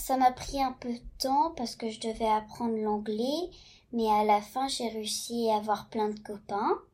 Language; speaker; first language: French; early bilingual, heritage; French